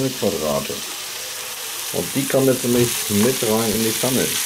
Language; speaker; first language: German; native; German